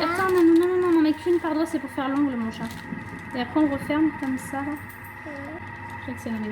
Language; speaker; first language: French; native; French